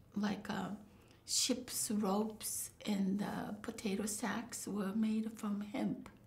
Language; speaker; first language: English; non-native, local second language; Japanese